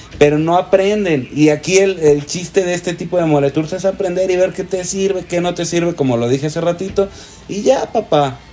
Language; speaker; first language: Spanish; native; Spanish